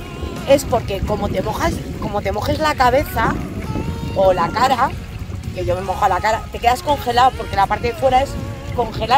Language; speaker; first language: Spanish; native; Spanish